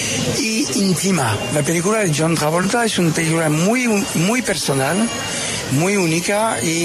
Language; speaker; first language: Spanish; non-native, fluent; French